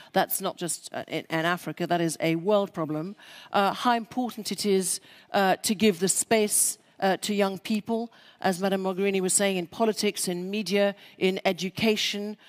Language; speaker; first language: English; early bilingual, other home language; French